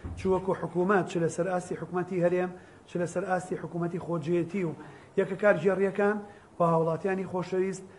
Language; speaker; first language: Central Kurdish; native; Central Kurdish